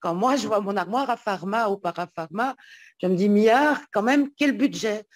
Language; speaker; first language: French; native; French